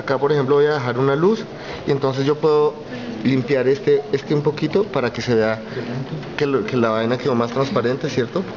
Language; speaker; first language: Spanish; native; Spanish